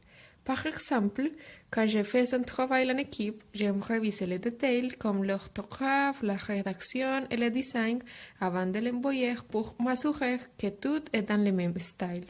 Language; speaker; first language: French; non-native, fluent; Spanish